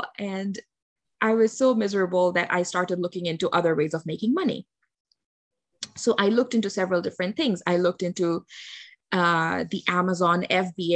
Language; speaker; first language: English; non-native, local second language; Bangla